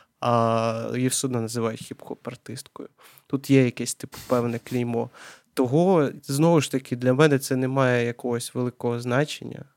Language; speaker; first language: Ukrainian; non-native, local second language; Russian